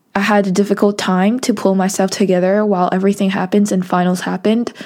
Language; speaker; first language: English; non-native, local second language; Cantonese